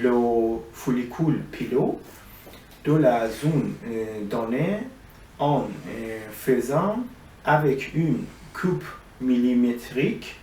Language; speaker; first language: French; non-native, learner; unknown